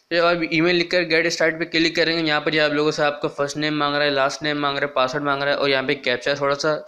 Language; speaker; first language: Urdu; non-native, local second language; Punjabi